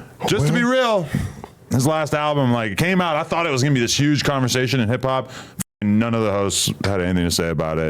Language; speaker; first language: English; native; English